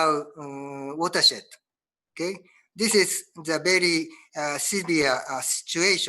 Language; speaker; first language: English; non-native, learner; Japanese